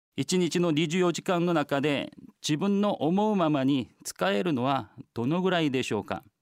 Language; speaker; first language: Japanese; non-native, fluent; Korean